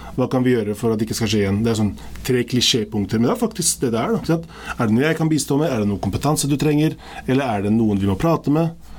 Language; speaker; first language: Norwegian; early bilingual, other home language; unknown